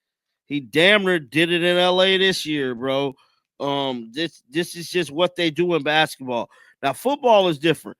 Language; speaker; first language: English; native; English